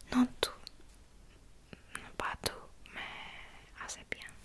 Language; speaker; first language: French; non-native, learner; Finnish